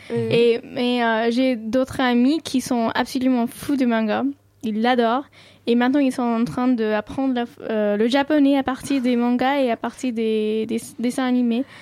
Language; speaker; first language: French; non-native, fluent; Sindhi